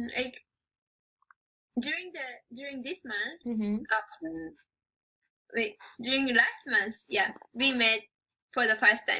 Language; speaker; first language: English; non-native, learner; Japanese